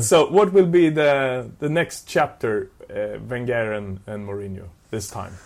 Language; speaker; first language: English; non-native, fluent; Swedish